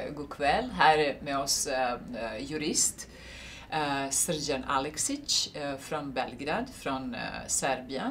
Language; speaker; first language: Swedish; non-native, fluent; Serbian